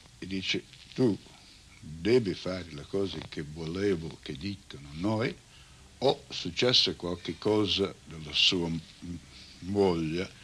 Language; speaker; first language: Italian; non-native, learner; English